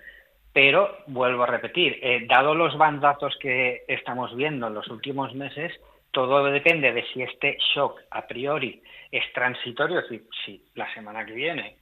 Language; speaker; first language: Spanish; native; Spanish